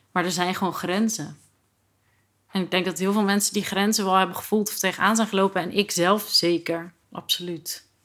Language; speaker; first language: Dutch; native; Dutch